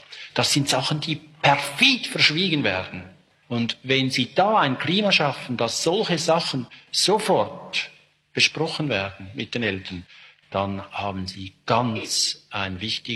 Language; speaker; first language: German; native; German